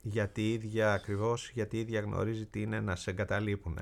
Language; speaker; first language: Greek; native; Greek